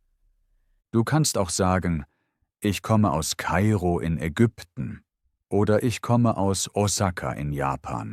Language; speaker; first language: German; native; German